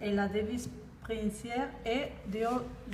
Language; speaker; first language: French; non-native, learner; Spanish